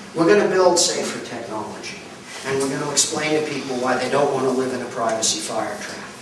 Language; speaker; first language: English; native; English